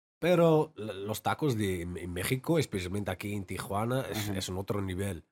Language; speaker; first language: Spanish; non-native, learner; Dutch